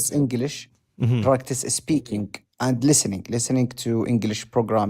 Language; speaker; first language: English; non-native, learner; Arabic